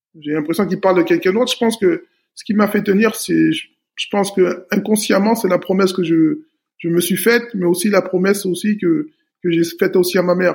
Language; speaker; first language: French; native; French